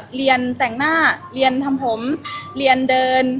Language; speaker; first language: Thai; early bilingual, heritage; Thai